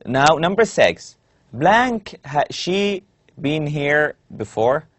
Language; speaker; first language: English; non-native, fluent; Arabic